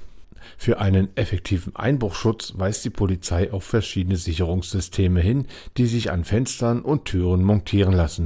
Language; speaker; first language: German; native; German